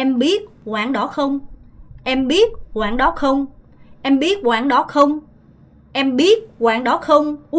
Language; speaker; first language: Vietnamese; non-native, fluent; Korean